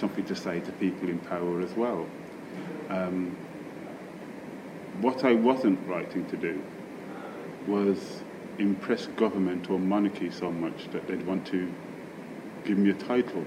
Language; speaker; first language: English; native; English